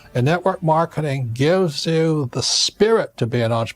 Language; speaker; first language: English; native; English